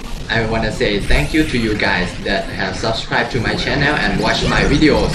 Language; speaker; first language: English; non-native, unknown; Thai